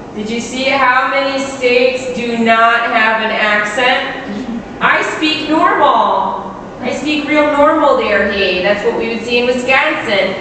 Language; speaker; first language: English; native; English